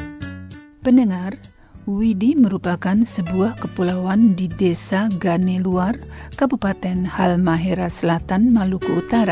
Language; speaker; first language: Indonesian; native; Indonesian